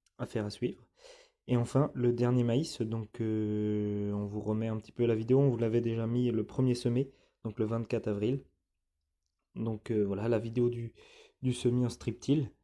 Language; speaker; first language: French; native; French